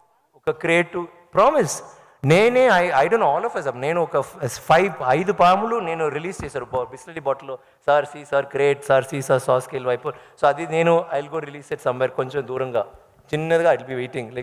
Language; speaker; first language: Telugu; non-native, learner; Tamil